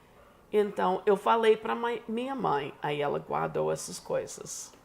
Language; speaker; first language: Portuguese; non-native, fluent; English